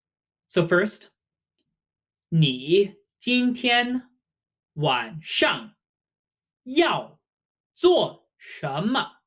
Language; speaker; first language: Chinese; non-native, fluent; English